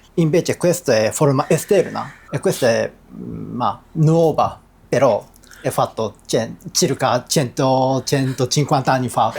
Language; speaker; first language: Italian; non-native, learner; Japanese